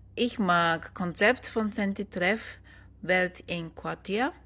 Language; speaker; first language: German; non-native, learner; Japanese